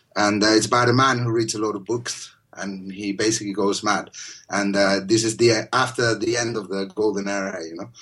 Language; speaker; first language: English; non-native, fluent; Spanish